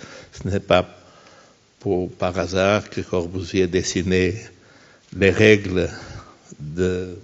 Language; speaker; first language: French; non-native, fluent; Portuguese